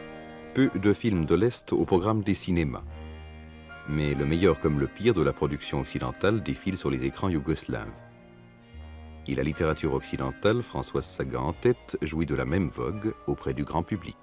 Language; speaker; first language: French; native; French